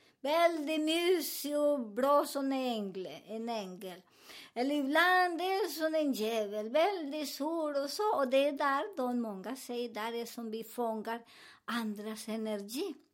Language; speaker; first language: Swedish; non-native, learner; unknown